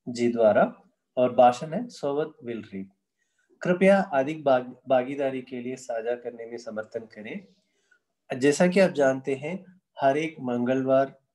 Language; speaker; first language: Hindi; non-native, local second language; Tamil